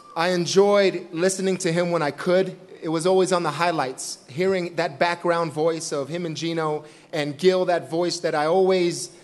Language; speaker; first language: English; native; English